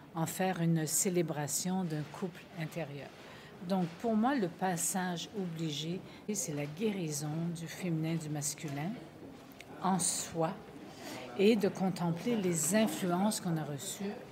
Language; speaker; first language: French; native; French